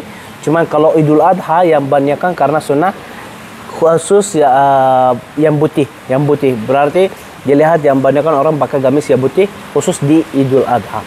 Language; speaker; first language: Indonesian; non-native, learner; Arabic